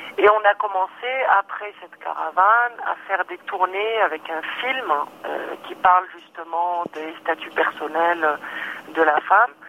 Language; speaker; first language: French; non-native, local second language; Arabic